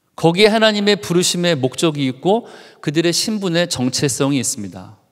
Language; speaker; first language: Korean; native; Korean